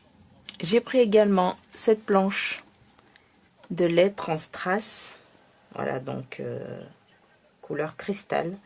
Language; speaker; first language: French; native; French